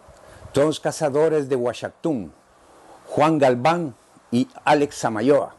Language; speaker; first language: Spanish; native; Spanish